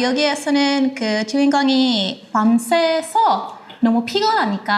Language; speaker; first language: Korean; non-native, learner; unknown